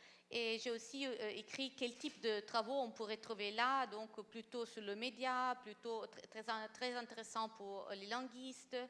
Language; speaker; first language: French; non-native, fluent; Italian